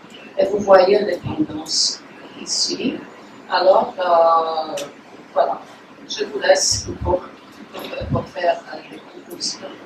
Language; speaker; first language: French; non-native, fluent; Polish